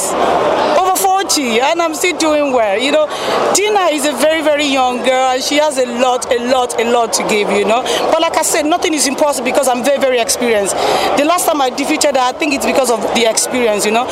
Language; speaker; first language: English; non-native, local second language; Yoruba